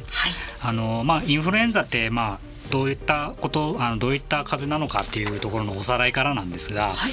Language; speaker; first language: Japanese; native; Japanese